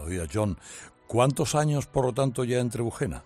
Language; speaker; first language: Spanish; native; Spanish